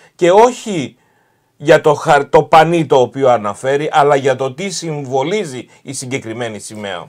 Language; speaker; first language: Greek; early bilingual, heritage; Greek